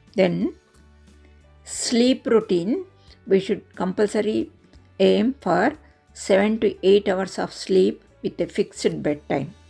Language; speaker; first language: English; non-native, local second language; Telugu